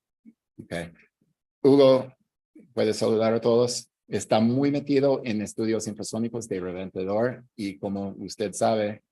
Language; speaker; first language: Spanish; non-native, fluent; English